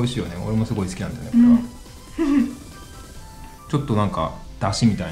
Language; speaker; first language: Japanese; native; Japanese